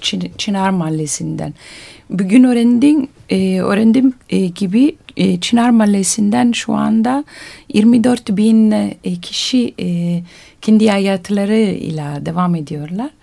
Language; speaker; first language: Turkish; non-native, learner; Italian